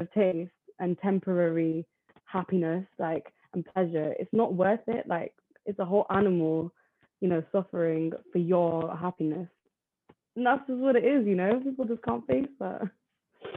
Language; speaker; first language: English; native; English